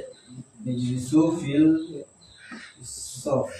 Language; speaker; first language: Arabic; non-native, learner; Indonesian